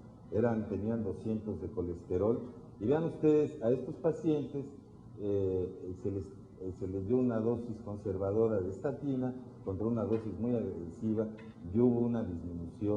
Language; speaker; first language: Spanish; native; Spanish